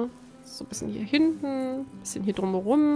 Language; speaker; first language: German; native; German